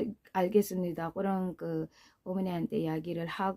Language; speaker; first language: Korean; non-native, fluent; Filipino